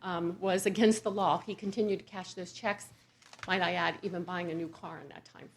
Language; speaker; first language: English; native; English